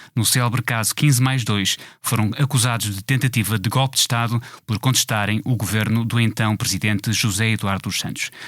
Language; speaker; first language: Portuguese; native; Portuguese